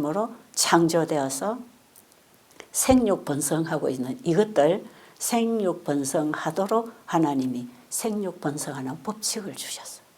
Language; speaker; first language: Korean; native; Korean